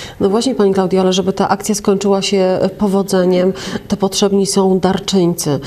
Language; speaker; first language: Polish; native; Polish